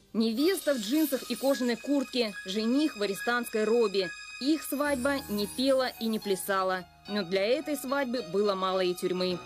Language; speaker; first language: Russian; native; Russian